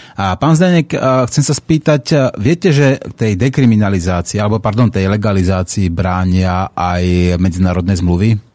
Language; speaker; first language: Slovak; native; Slovak